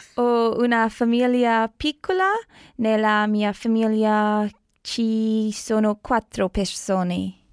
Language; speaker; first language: Italian; non-native, learner; English